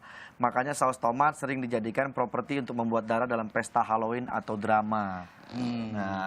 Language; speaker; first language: Indonesian; native; Indonesian